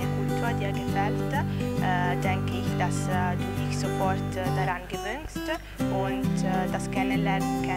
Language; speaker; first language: German; non-native, learner; Italian